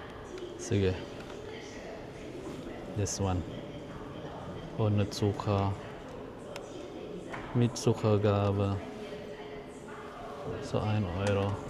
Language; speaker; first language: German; non-native, learner; Filipino